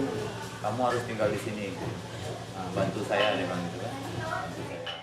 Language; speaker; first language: Indonesian; native; Indonesian